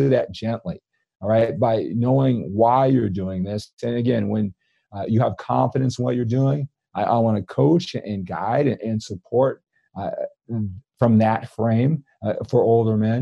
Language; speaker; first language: English; native; English